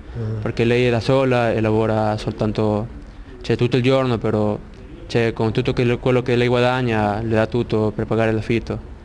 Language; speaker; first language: Italian; non-native, learner; Spanish